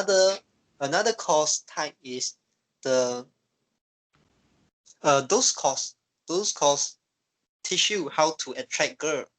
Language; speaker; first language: English; non-native, learner; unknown